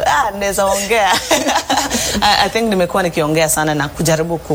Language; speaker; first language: Swahili; early bilingual, other home language; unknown